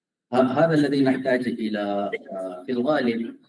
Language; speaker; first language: Arabic; non-native, fluent; Malay